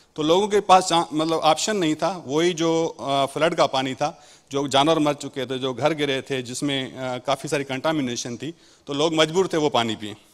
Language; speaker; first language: Urdu; non-native, local second language; Sindhi